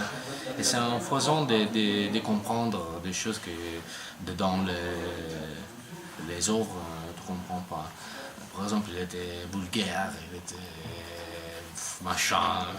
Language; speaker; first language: French; non-native, learner; Italian